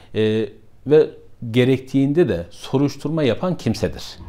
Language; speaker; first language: Turkish; native; Turkish